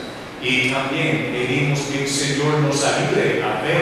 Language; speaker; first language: Spanish; non-native, learner; English